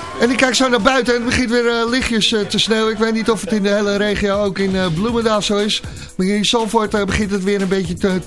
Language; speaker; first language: Dutch; native; Dutch